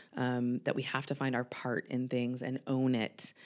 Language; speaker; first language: English; native; English